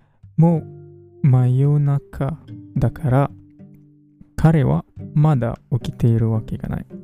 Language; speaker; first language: Japanese; non-native, fluent; English